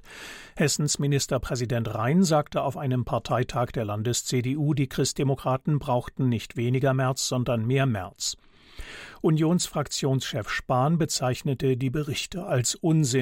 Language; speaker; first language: German; native; German